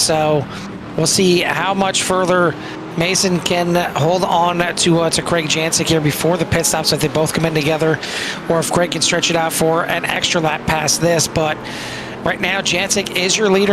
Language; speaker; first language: English; native; English